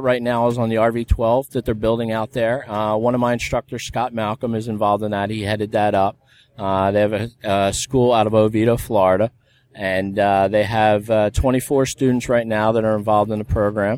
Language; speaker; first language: English; native; English